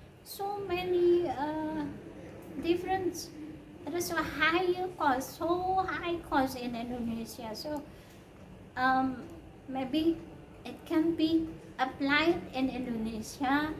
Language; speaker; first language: English; non-native, learner; Indonesian